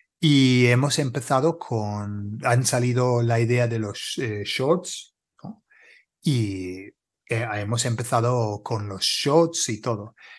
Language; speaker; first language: Spanish; non-native, fluent; English